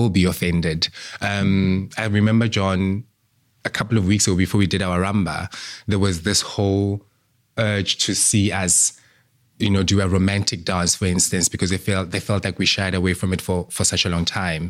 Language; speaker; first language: English; non-native, local second language; Southern Sotho